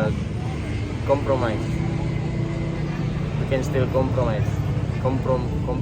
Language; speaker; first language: English; non-native, fluent; Indonesian